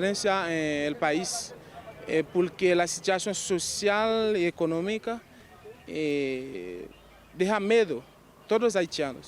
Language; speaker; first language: Spanish; non-native, fluent; Haitian Creole